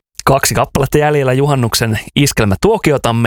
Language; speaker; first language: Finnish; native; Finnish